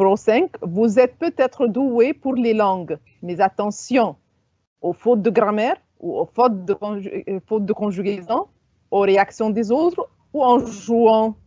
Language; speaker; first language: French; non-native, fluent; Arabic